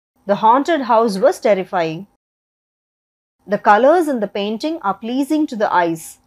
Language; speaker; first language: English; non-native, local second language; Tamil